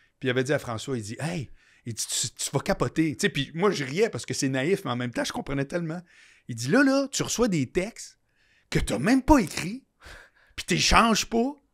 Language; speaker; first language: French; native; French